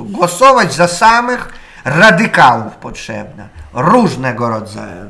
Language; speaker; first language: Polish; non-native, learner; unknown